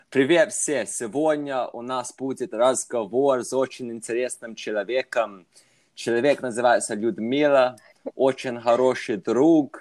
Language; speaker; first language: Russian; non-native, fluent; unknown